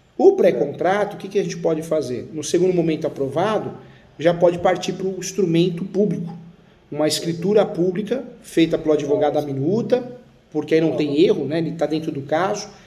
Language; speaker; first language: Portuguese; native; Portuguese